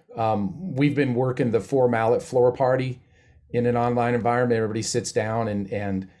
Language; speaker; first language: English; native; English